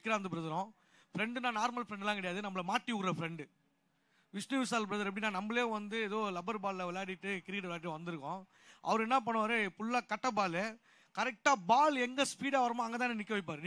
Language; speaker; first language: Tamil; native; Tamil